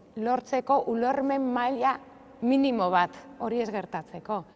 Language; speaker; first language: Basque; non-native, local second language; Spanish